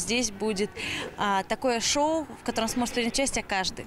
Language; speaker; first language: Russian; native; Russian